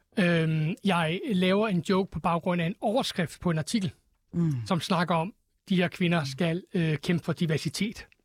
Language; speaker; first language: Danish; native; Danish